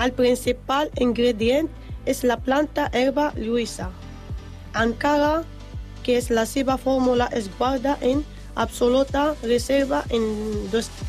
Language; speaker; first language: Catalan; non-native, learner; Arabic